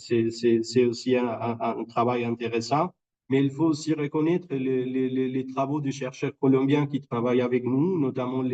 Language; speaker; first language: French; non-native, fluent; Spanish